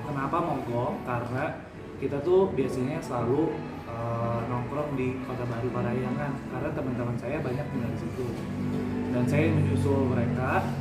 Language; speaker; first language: Indonesian; native; Indonesian